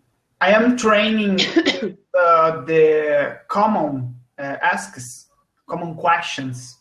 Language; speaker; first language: English; non-native, learner; Portuguese